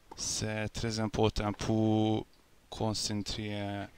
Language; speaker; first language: French; non-native, learner; Hungarian